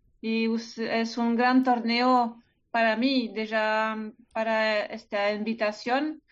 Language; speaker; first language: Spanish; non-native, learner; French